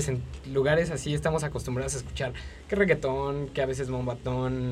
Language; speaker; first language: Spanish; native; Spanish